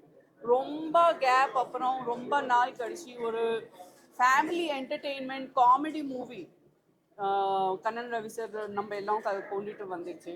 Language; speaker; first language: Tamil; non-native, fluent; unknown